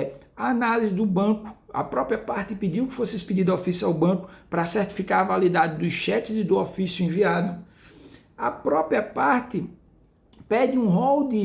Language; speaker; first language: Portuguese; native; Portuguese